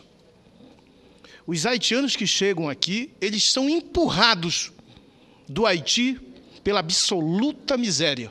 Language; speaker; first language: Portuguese; native; Portuguese